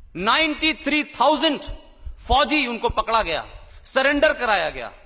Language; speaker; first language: Hindi; native; Hindi